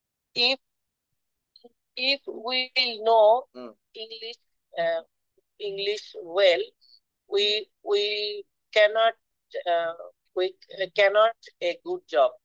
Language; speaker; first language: English; non-native, learner; Bangla